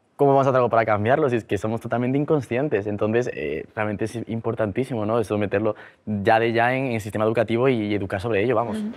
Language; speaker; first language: Spanish; native; Spanish